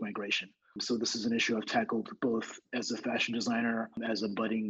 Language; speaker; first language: English; non-native, local second language; Yoruba